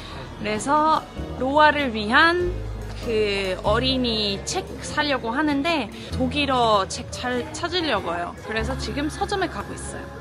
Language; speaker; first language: Korean; non-native, fluent; French